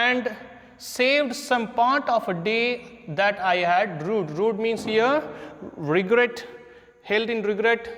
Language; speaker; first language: English; non-native, local second language; Hindi